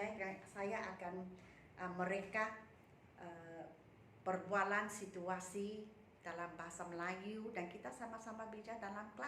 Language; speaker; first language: Indonesian; non-native, local second language; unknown